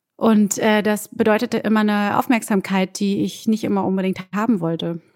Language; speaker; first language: German; early bilingual, other home language; Portuguese